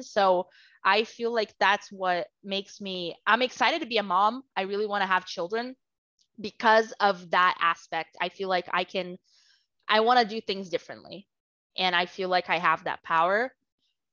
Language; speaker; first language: English; non-native, fluent; Portuguese